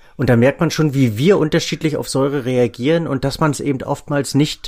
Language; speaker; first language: German; native; German